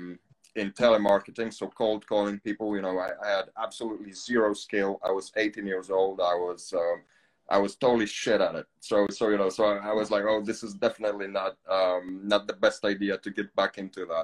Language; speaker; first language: English; non-native, fluent; Polish